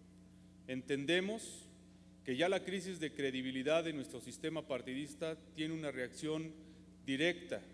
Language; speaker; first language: Spanish; native; Spanish